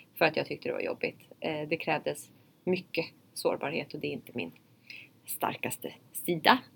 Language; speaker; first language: Swedish; early bilingual, other home language; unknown